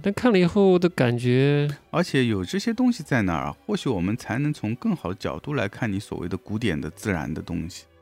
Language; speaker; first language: Chinese; native; Chinese